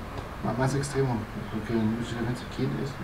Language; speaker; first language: Spanish; non-native, learner; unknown